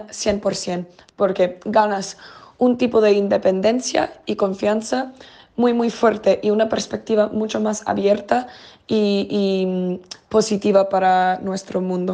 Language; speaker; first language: Spanish; non-native, fluent; English